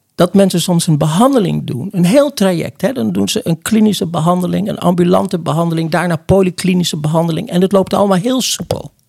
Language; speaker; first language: Dutch; early bilingual, other home language; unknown